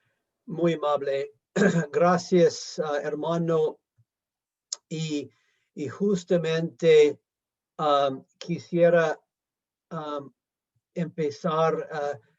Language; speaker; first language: Spanish; non-native, fluent; English